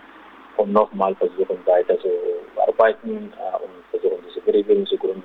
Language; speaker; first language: German; non-native, local second language; Arabic